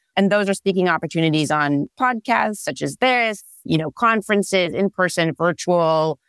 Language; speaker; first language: English; non-native, fluent; Hebrew